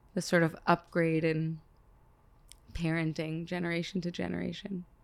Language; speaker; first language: English; early bilingual, other home language; Hebrew